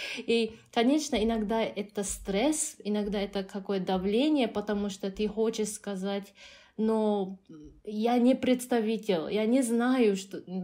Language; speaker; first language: Russian; non-native, fluent; Japanese